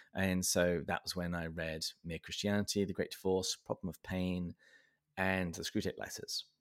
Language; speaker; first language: English; native; English